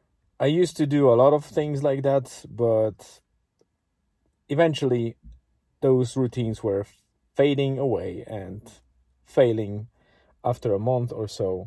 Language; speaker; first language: English; non-native, fluent; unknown